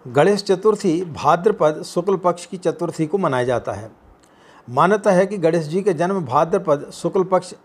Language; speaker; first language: Hindi; native; Hindi